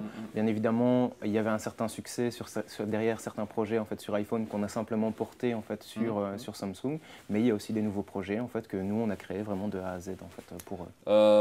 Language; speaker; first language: French; native; French